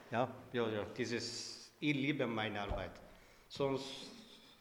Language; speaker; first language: German; non-native, learner; Turkish